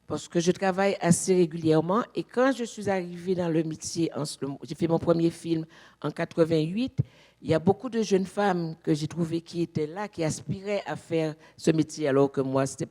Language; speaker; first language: French; native; French